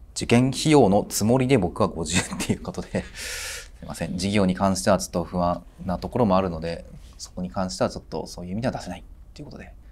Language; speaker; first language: Japanese; native; Japanese